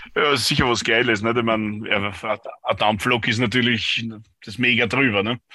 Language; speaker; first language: German; native; German